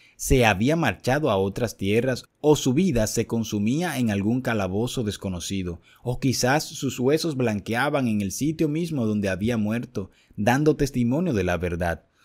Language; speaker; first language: Spanish; native; Spanish